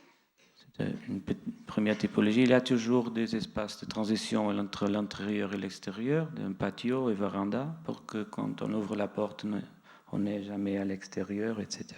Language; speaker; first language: French; non-native, fluent; Portuguese